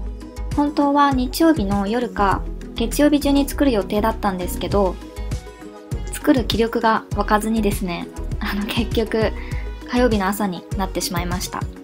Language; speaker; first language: Japanese; native; Japanese